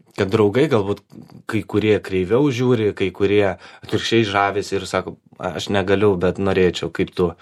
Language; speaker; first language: Lithuanian; non-native, local second language; Polish